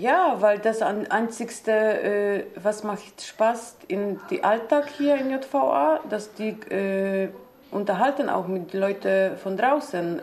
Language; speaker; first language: German; non-native, learner; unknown